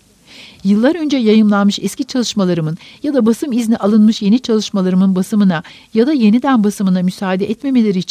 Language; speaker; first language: Turkish; native; Turkish